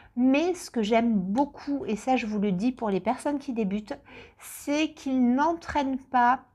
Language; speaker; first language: French; native; French